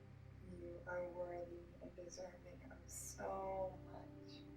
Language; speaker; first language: English; native; English